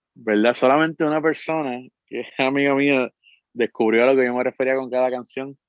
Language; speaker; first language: Spanish; native; Spanish